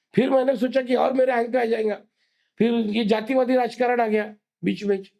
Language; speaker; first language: Hindi; non-native, local second language; Marathi